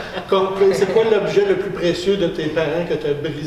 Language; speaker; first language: French; native; French